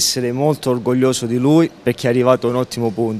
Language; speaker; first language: Italian; native; Italian